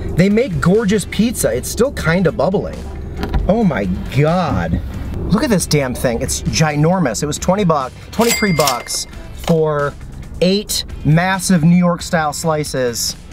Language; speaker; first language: English; native; English